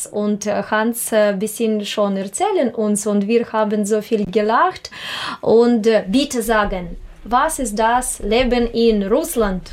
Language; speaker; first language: German; non-native, learner; Russian